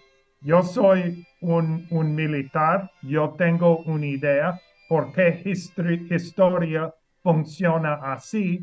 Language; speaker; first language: Spanish; non-native, learner; English